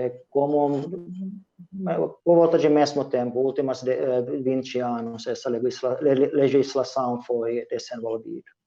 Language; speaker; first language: Portuguese; non-native, fluent; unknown